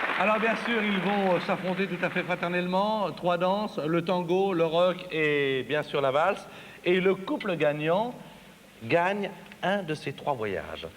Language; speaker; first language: French; native; French